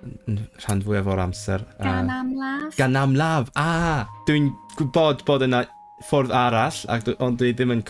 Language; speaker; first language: Welsh; non-native, learner; Cantonese